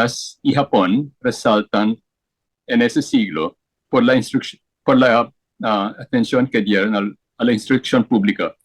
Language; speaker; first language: Spanish; non-native, fluent; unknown